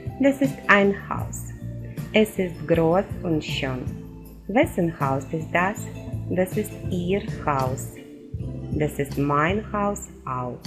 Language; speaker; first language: German; non-native, fluent; Ukrainian